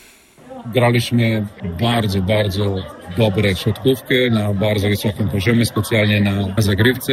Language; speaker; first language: Polish; non-native, fluent; Serbian